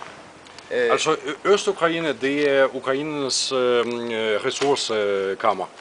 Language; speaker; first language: Danish; non-native, fluent; Russian